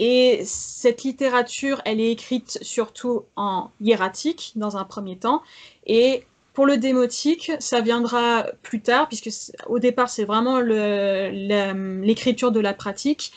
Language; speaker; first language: French; native; French